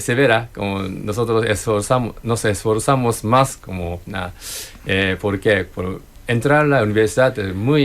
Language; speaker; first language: Spanish; non-native, learner; Japanese